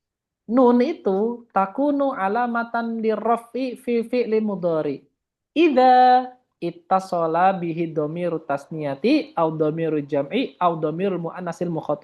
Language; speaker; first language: Arabic; non-native, fluent; Indonesian